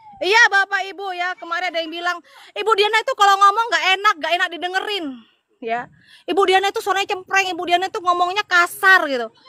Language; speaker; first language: Indonesian; non-native, local second language; Madurese